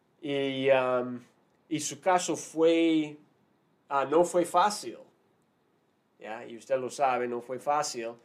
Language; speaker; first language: Spanish; non-native, fluent; English